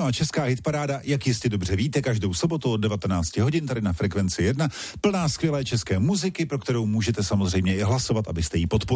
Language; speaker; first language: Czech; native; Czech